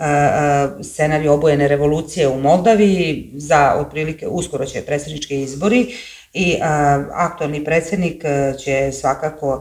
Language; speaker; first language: Serbian; native; Serbian